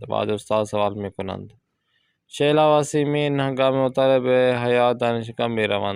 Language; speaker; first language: Persian; non-native, fluent; Urdu